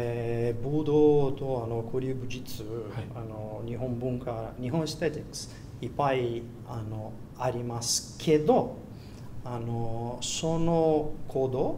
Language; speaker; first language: Japanese; non-native, learner; Portuguese